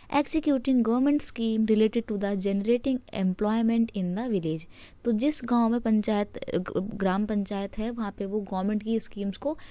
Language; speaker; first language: Hindi; native; Hindi